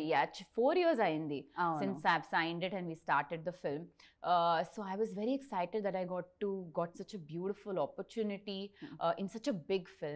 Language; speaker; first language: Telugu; non-native, learner; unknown